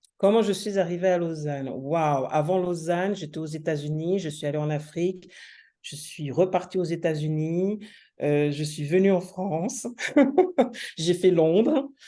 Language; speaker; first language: French; native; French